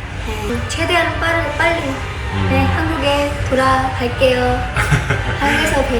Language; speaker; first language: Korean; non-native, fluent; Indonesian